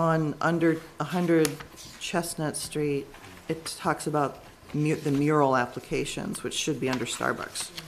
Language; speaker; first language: English; native; English